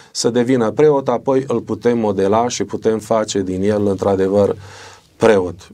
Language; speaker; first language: Romanian; native; Romanian